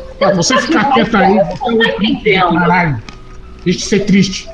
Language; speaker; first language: Portuguese; native; Portuguese